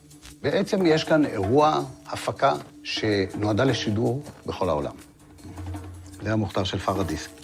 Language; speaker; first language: Hebrew; native; Hebrew